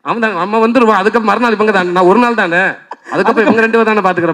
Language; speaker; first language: Tamil; native; Tamil